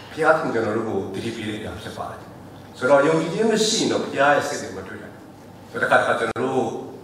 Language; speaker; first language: Burmese; non-native, local second language; S'gaw Karen